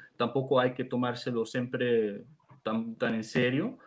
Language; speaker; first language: Spanish; non-native, fluent; Dutch